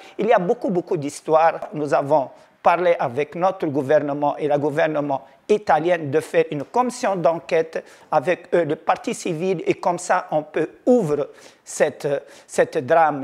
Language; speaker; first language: French; non-native, local second language; Arabic